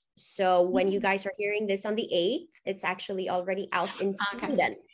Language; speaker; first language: English; non-native, fluent; Swedish